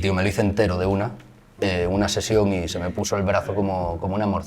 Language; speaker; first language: Spanish; native; Spanish